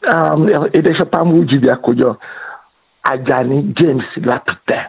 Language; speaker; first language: Hungarian; non-native, learner; Yoruba